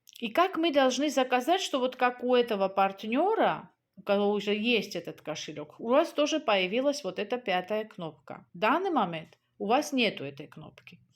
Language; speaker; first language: Russian; non-native, local second language; Georgian